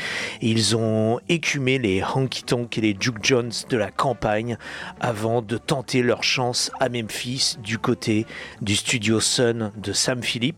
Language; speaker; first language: French; native; French